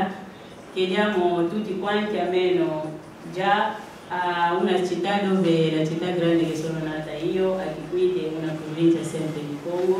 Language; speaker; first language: Italian; non-native, fluent; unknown